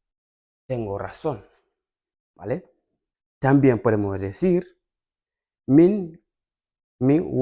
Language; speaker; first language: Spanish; non-native, fluent; Fula